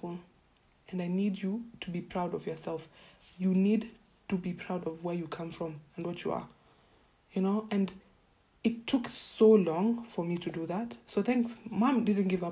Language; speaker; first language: English; non-native, local second language; Swahili